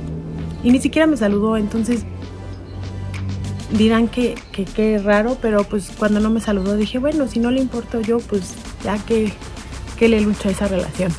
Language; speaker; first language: Spanish; native; Spanish